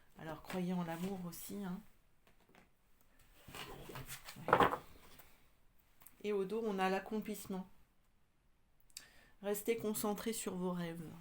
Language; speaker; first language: French; native; French